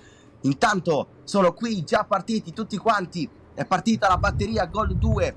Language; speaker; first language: Italian; native; Italian